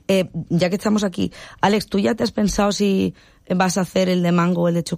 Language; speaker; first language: Spanish; native; Spanish